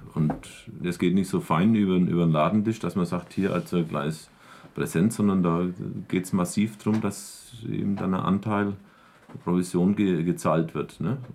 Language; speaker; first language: German; native; German